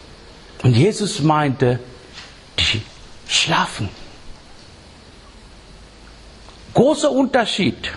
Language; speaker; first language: German; non-native, learner; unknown